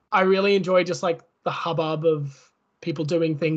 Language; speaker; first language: English; native; English